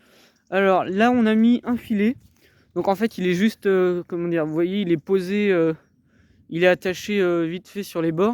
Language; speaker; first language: French; native; French